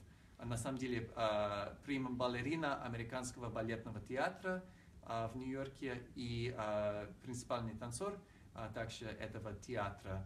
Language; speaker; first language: Russian; non-native, fluent; English